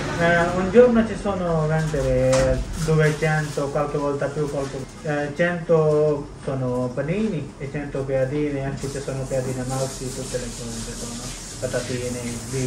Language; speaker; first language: Italian; non-native, learner; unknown